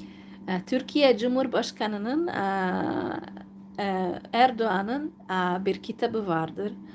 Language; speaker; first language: Turkish; non-native, fluent; Hungarian